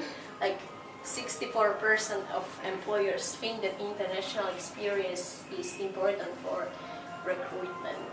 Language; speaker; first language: English; non-native, fluent; Slovak